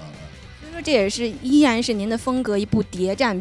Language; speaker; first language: Chinese; native; Chinese